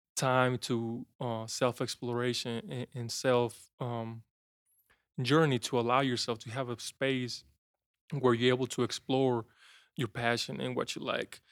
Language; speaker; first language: English; non-native, fluent; Spanish